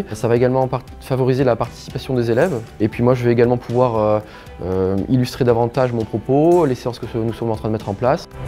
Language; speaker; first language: French; native; French